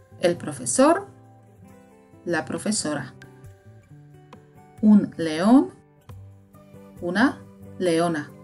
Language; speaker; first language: Spanish; non-native, fluent; Slovak